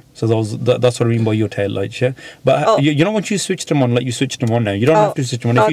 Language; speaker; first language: English; native; English